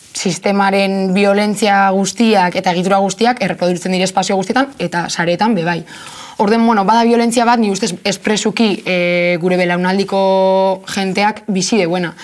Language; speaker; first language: Basque; native; Basque